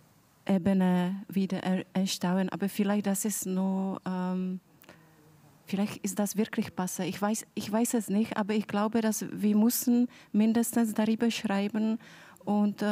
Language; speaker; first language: German; non-native, fluent; Czech